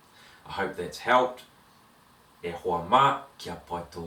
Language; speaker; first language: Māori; non-native, learner; English